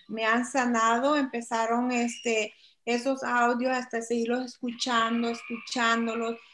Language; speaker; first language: Spanish; native; Spanish